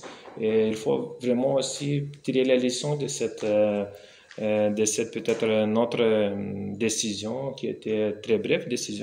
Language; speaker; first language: French; non-native, fluent; Lithuanian